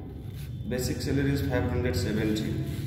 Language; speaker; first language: English; non-native, learner; Nepali